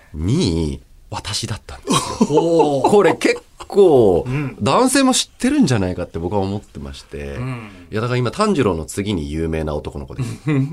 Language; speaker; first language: Japanese; early bilingual, other home language; Chinese